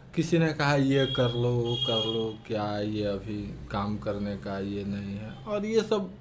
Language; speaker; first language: Hindi; native; Hindi